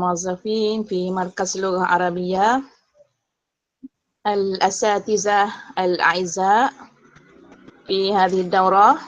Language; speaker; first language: Arabic; non-native, fluent; Malay